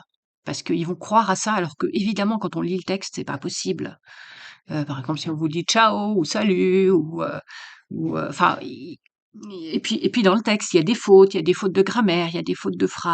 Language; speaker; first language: French; native; French